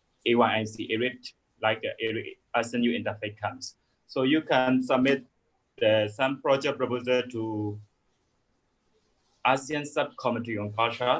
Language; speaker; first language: English; non-native, learner; Burmese